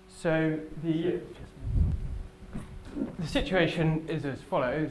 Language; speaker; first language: English; native; English